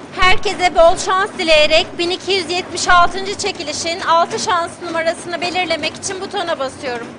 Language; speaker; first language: Turkish; native; Turkish